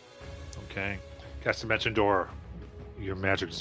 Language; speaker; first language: English; native; English